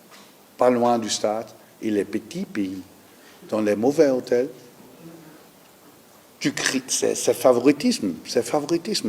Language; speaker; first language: French; non-native, learner; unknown